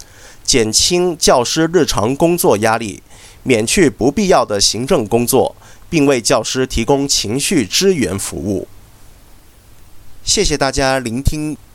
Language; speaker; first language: Chinese; non-native, local second language; Cantonese